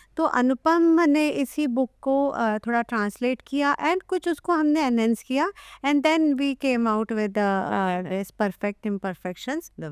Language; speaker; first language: Hindi; native; Hindi